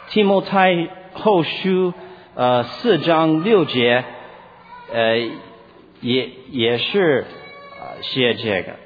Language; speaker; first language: Chinese; non-native, fluent; English